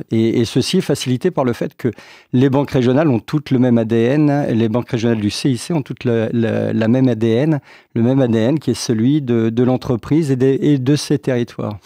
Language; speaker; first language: French; native; French